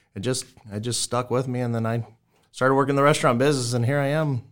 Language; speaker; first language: English; native; English